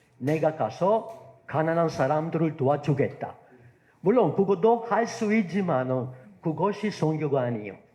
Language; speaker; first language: Korean; non-native, fluent; Italian